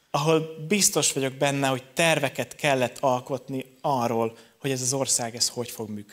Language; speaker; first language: Hungarian; native; Hungarian